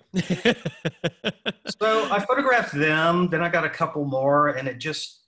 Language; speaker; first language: English; native; English